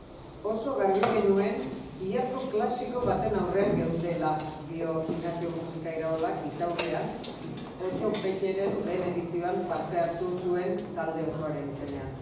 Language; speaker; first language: Basque; native; Basque